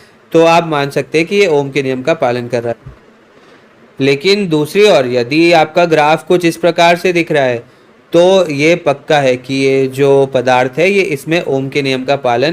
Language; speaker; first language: Hindi; native; Hindi